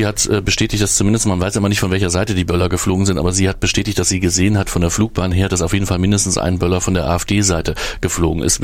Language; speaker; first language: German; native; German